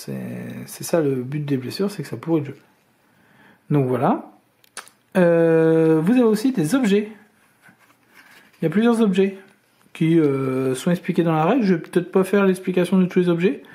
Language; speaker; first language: French; native; French